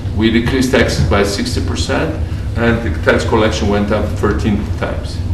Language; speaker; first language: English; non-native, fluent; Georgian